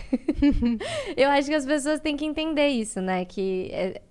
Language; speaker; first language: Portuguese; native; Portuguese